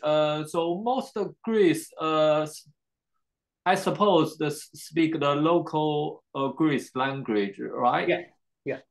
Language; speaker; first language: English; non-native, learner; Chinese